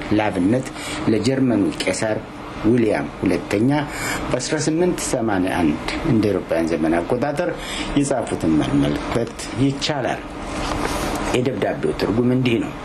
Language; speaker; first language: Amharic; native; Amharic